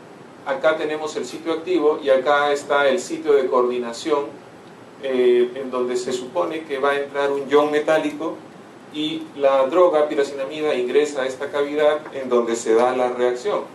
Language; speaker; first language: Spanish; native; Spanish